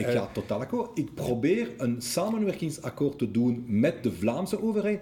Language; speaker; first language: Dutch; non-native, local second language; French